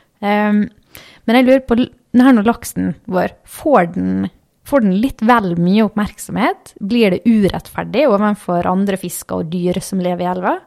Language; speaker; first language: Norwegian; native; Norwegian